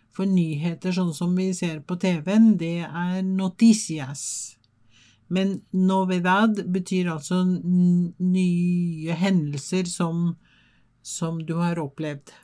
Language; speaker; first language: Norwegian; non-native, fluent; Spanish